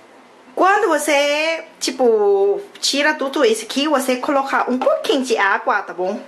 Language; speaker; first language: Portuguese; non-native, fluent; Thai